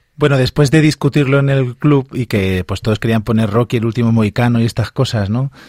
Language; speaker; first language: Spanish; native; Spanish